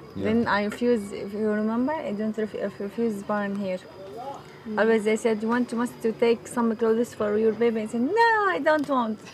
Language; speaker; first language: English; non-native, learner; Arabic